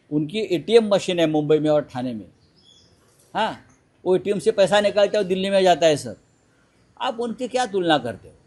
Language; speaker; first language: Hindi; non-native, local second language; Marathi